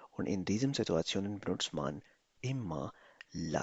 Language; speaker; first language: German; non-native, fluent; Urdu